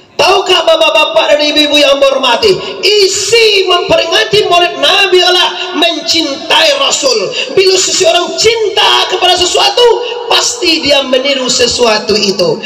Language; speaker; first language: Malay; non-native, local second language; Minangkabau